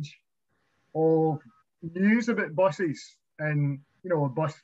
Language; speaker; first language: English; native; English